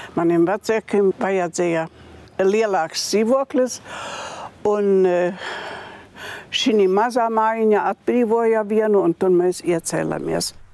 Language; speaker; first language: Latvian; non-native, local second language; German